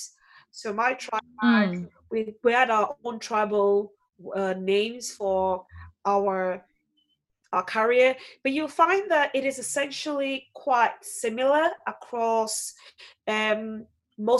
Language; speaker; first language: English; non-native, local second language; Yoruba